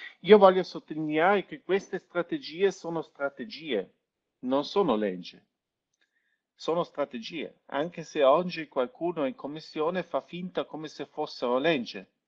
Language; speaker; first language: Italian; non-native, local second language; German